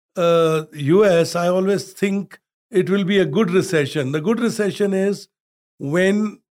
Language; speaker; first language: English; non-native, local second language; Hindi